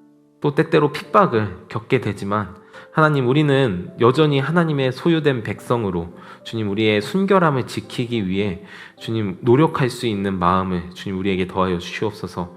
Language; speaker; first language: Korean; native; Korean